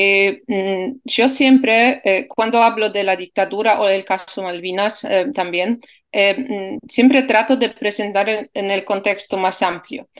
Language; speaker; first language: Spanish; non-native, fluent; Polish